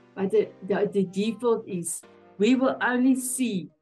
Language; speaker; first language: English; non-native, local second language; Afrikaans